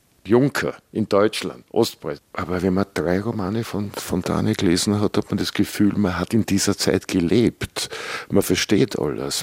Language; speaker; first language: German; native; German